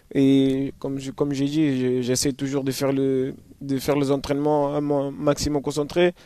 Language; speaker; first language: French; non-native, fluent; Portuguese